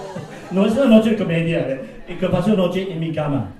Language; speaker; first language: Spanish; non-native, fluent; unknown